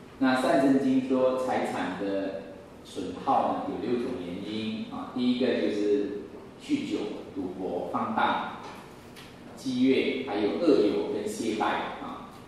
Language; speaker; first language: Chinese; native; Chinese